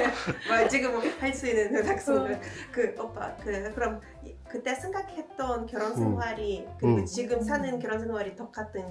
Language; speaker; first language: Korean; non-native, fluent; Ukrainian